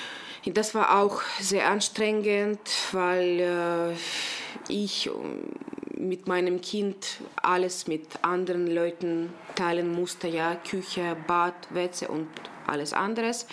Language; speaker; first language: German; non-native, local second language; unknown